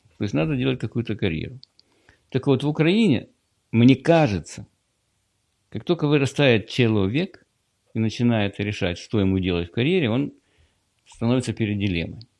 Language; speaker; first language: Russian; native; Russian